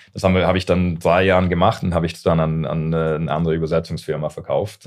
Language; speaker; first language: German; early bilingual, heritage; English